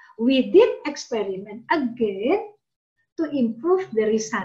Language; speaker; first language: English; non-native, fluent; Indonesian